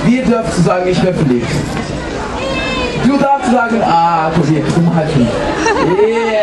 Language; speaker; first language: German; non-native, learner; Dutch